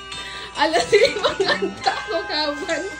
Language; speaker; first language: Filipino; non-native, local second language; Cebuano